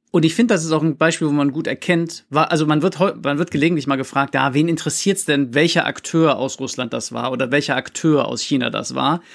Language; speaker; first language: German; native; German